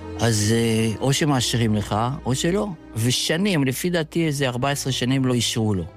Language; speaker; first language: Hebrew; early bilingual, other home language; Yiddish